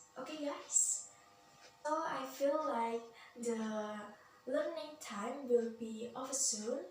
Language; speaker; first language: English; non-native, learner; Indonesian